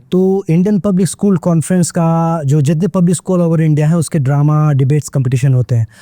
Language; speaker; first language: Hindi; native; Hindi